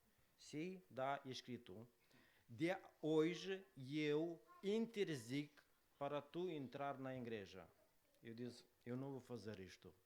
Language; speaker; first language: Portuguese; non-native, learner; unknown